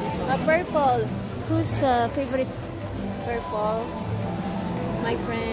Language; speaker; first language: English; non-native, local second language; Filipino